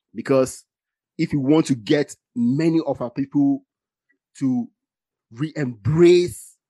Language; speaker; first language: English; non-native, local second language; Igbo